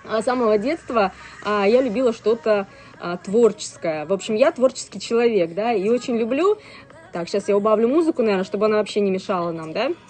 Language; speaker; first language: Russian; native; Russian